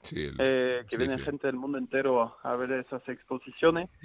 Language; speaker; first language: Spanish; non-native, fluent; French